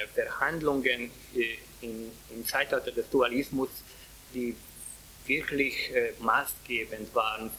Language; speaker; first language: German; non-native, fluent; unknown